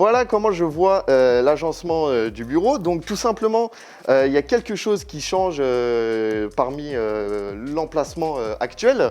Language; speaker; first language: French; native; French